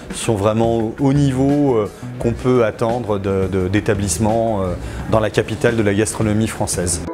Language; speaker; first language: French; native; French